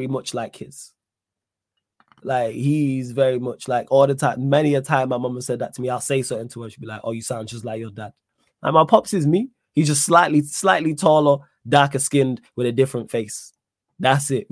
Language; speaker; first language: English; native; English